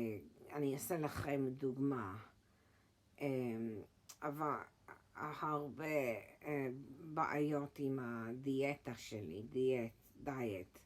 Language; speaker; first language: Hebrew; early bilingual, heritage; English